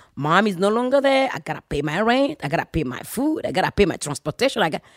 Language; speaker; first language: English; non-native, fluent; Fon